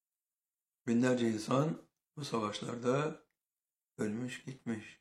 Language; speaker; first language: Turkish; native; Turkish